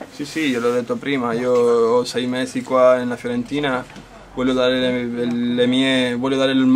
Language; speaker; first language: Italian; non-native, fluent; Spanish